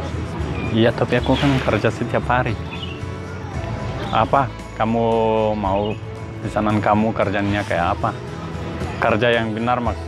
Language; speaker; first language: Indonesian; non-native, learner; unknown